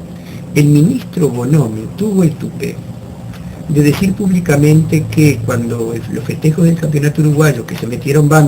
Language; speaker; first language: Spanish; native; Spanish